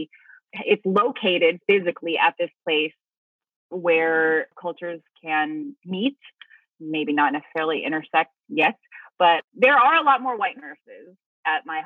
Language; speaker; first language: English; early bilingual, other home language; Filipino